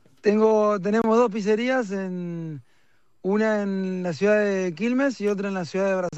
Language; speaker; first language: Spanish; native; Spanish